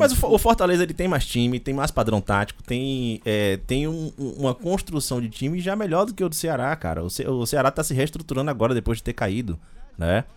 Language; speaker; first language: Portuguese; native; Portuguese